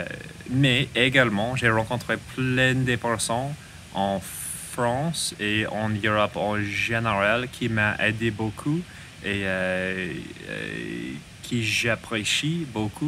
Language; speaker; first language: French; non-native, learner; English